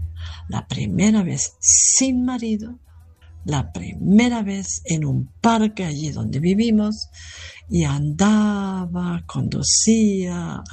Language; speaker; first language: Spanish; non-native, fluent; German